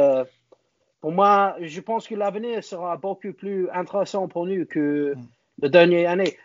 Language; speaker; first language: French; non-native, learner; English